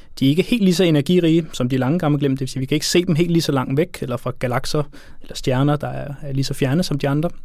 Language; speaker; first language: Danish; native; Danish